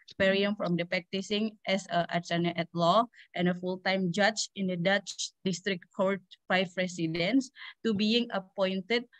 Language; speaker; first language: English; non-native, learner; Indonesian